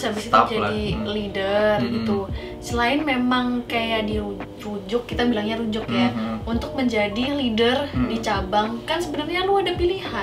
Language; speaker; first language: Indonesian; native; Indonesian